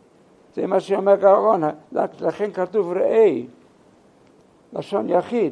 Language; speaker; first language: Hebrew; non-native, fluent; English